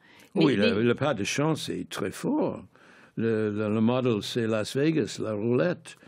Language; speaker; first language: French; non-native, fluent; English